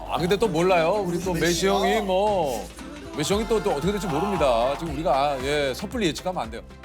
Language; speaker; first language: Korean; native; Korean